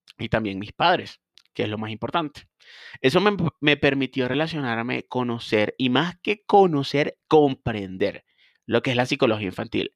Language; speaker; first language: Spanish; native; Spanish